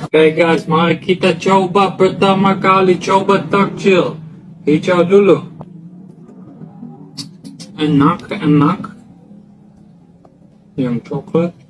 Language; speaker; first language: Indonesian; non-native, learner; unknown